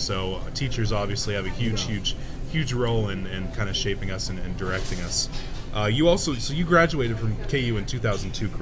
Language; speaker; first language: English; native; English